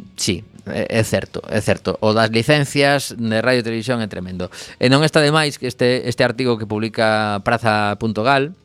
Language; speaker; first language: Galician; native; Galician